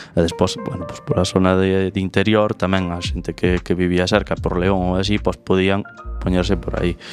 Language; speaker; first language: Galician; native; Galician